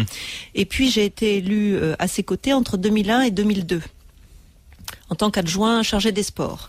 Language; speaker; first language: French; native; French